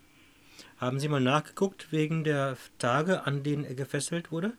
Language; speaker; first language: German; native; German